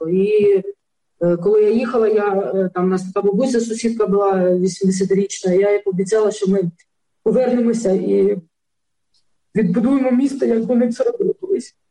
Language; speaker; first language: Ukrainian; native; Ukrainian